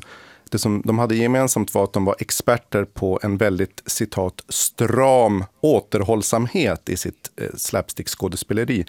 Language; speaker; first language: Swedish; native; Swedish